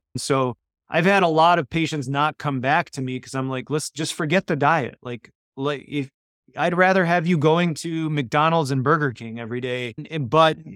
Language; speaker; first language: English; early bilingual, other home language; Polish